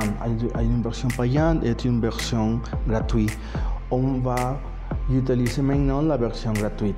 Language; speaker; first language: French; non-native, learner; Spanish